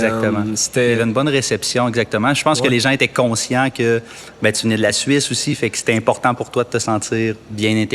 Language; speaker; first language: French; native; French